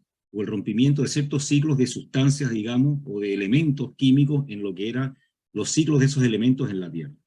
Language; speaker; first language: Spanish; native; Spanish